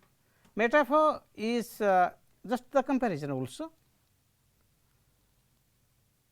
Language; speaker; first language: English; non-native, local second language; Odia